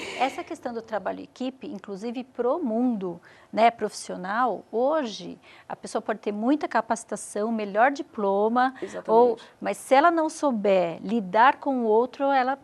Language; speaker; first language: Portuguese; native; Portuguese